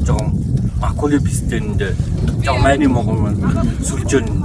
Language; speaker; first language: Korean; non-native, learner; Mongolian